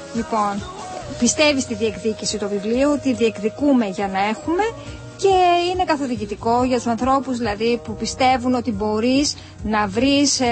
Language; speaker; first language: Greek; native; Greek